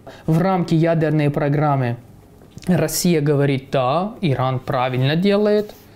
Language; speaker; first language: Russian; non-native, fluent; Persian